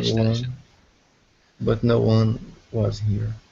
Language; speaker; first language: English; non-native, learner; Portuguese